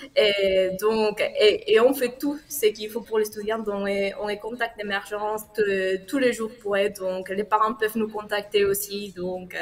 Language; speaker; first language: French; non-native, fluent; Spanish